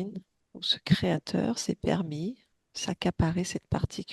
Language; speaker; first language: French; native; French